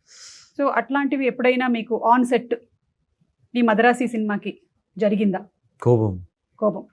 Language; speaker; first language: Telugu; native; Telugu